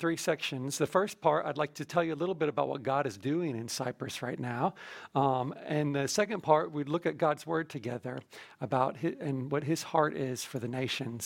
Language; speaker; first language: English; native; English